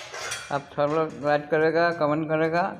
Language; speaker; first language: Hindi; non-native, local second language; Bangla